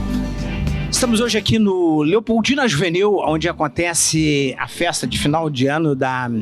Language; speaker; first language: Portuguese; native; Portuguese